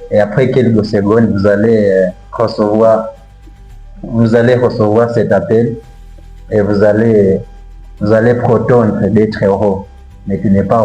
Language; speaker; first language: French; non-native, learner; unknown